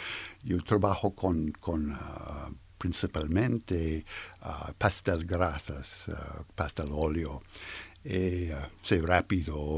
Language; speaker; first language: Spanish; non-native, learner; French